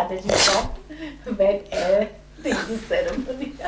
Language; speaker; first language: German; non-native, fluent; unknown